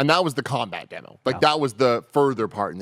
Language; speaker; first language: English; native; English